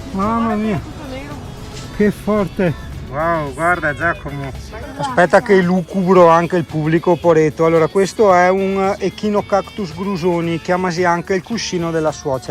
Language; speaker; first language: Italian; native; Italian